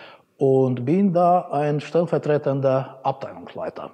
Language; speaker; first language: German; non-native, fluent; Latvian